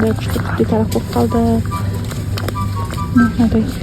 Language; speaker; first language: Turkish; non-native, learner; Kazakh